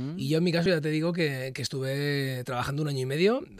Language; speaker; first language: Spanish; native; Spanish